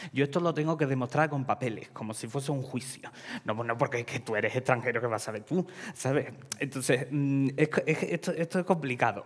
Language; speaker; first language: Spanish; early bilingual, other home language; Ukrainian